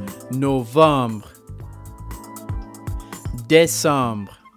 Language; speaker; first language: French; non-native, fluent; English